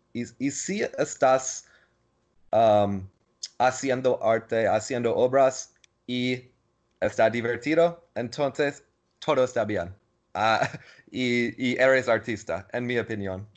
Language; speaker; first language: Spanish; non-native, learner; English